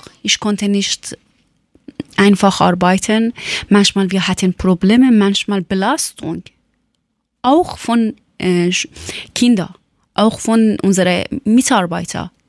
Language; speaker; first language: German; non-native, learner; Persian